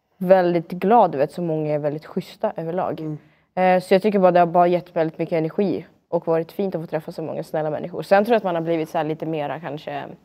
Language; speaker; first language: Swedish; early bilingual, other home language; Russian